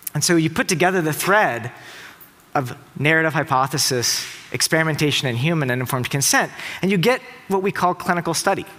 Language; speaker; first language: English; native; English